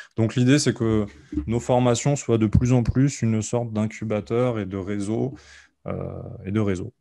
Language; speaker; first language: French; native; French